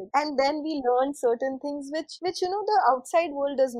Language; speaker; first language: English; non-native, local second language; Hindi